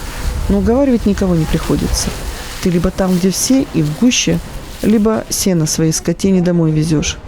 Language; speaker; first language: Russian; native; Russian